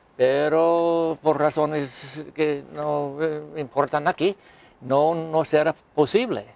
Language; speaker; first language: Spanish; non-native, fluent; English